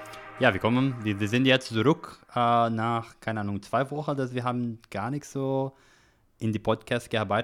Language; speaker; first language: German; non-native, learner; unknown